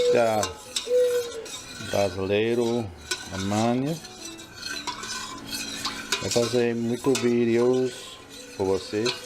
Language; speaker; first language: Portuguese; non-native, learner; English